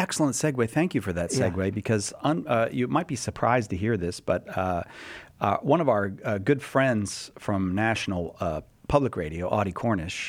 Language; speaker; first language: English; native; English